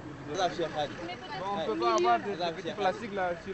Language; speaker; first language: French; non-native, local second language; Arabic